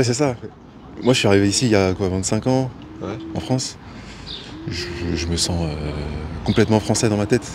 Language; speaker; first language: French; native; French